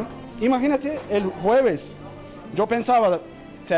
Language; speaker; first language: Spanish; non-native, learner; Turkish